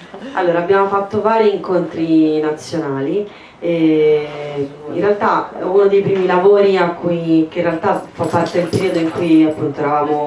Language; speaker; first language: Italian; native; Italian